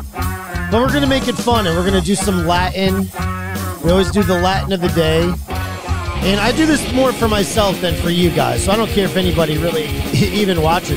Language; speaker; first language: English; native; English